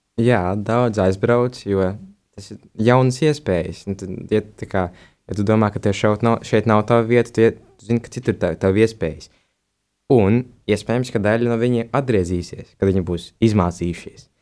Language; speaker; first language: Latvian; native; Latvian